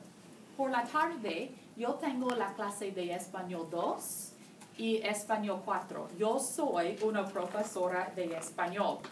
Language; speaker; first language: Spanish; non-native, learner; English